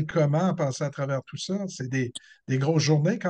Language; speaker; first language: French; native; French